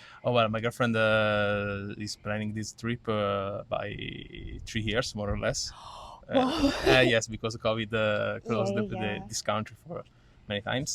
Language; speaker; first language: English; non-native, learner; Italian